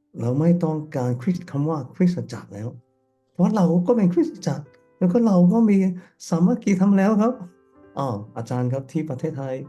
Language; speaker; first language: Thai; non-native, fluent; Cantonese